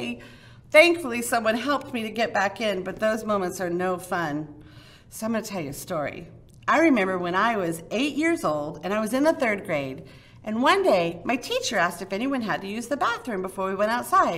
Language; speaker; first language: English; native; English